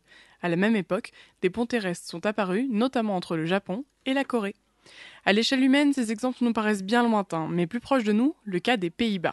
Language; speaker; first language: French; native; French